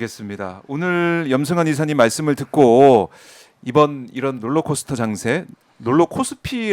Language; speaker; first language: Korean; native; Korean